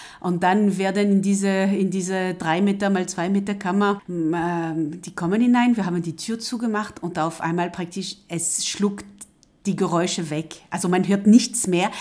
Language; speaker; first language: German; non-native, fluent; French